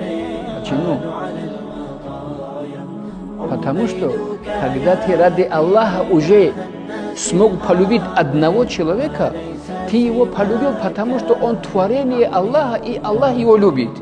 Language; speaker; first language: Russian; non-native, local second language; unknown